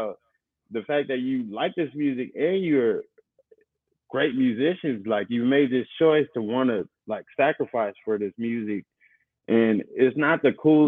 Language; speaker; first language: English; native; English